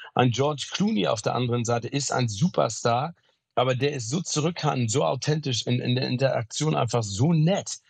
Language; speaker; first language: German; native; German